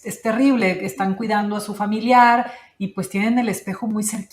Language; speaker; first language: Spanish; native; Spanish